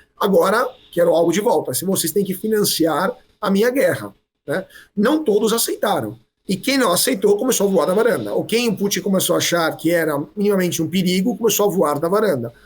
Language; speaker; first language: Portuguese; non-native, fluent; Italian